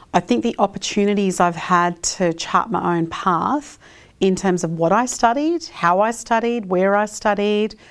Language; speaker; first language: English; early bilingual, other home language; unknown